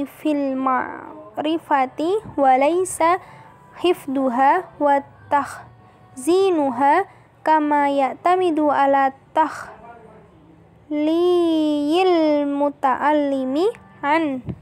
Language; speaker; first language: Arabic; non-native, learner; Indonesian